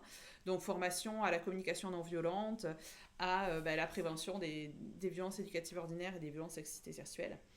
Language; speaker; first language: French; native; French